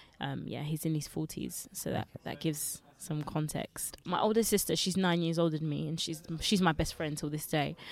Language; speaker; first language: English; early bilingual, other home language; Lingala